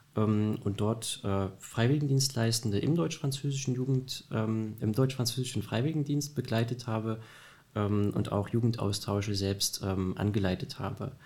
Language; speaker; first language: German; native; German